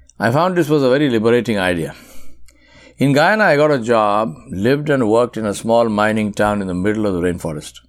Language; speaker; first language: English; non-native, local second language; Urdu